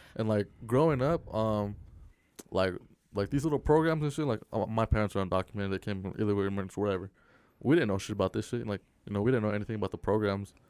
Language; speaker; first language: English; native; English